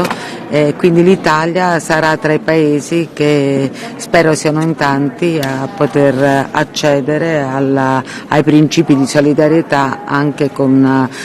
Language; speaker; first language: Italian; native; Italian